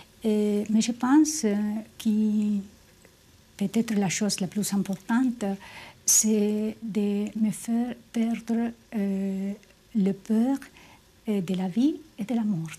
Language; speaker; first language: French; non-native, fluent; Spanish